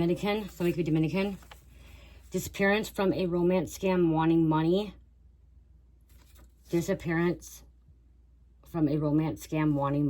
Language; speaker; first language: English; native; English